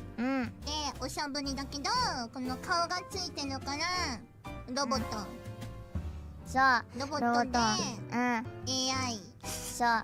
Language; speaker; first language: Japanese; non-native, learner; Indonesian